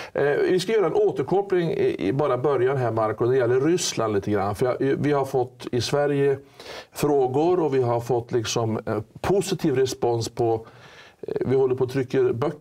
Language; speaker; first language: Swedish; native; Swedish